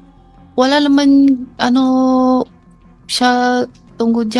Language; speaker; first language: Filipino; non-native, learner; Chinese